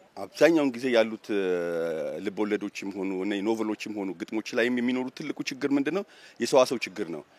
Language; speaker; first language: Amharic; native; Amharic